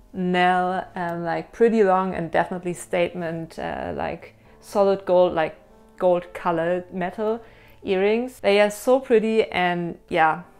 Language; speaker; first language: English; non-native, fluent; German